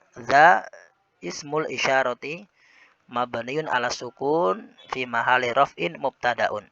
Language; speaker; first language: Arabic; non-native, fluent; Indonesian